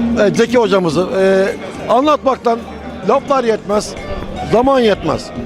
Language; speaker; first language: Turkish; native; Turkish